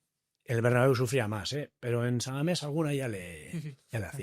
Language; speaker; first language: Spanish; native; Spanish